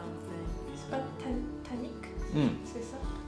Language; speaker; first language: French; non-native, fluent; Japanese